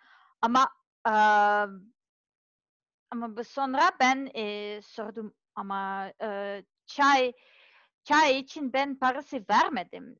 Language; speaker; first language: Turkish; non-native, learner; Serbian